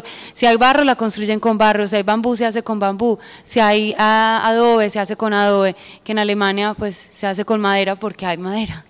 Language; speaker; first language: Spanish; native; Spanish